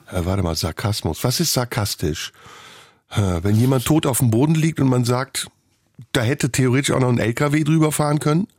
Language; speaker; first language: German; early bilingual, other home language; Turkish